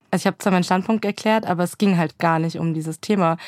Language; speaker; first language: German; native; German